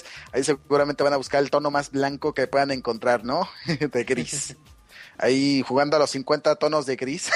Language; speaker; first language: Spanish; native; Spanish